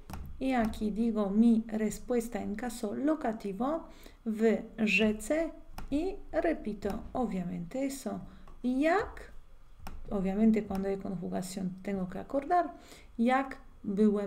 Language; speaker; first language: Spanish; non-native, fluent; Polish